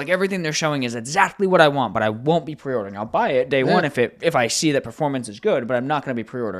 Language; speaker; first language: English; native; English